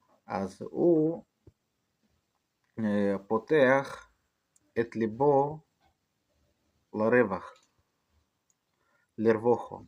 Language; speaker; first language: Hebrew; non-native, fluent; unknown